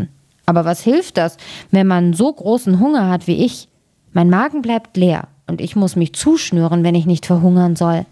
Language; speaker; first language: German; native; German